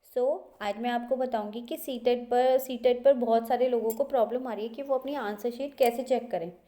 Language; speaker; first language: Hindi; native; Hindi